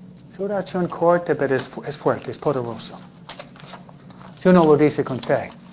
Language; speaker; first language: Spanish; native; Spanish